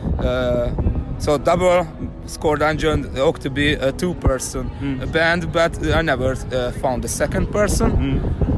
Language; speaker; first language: English; non-native, learner; Hungarian